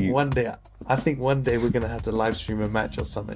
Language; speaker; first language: English; native; English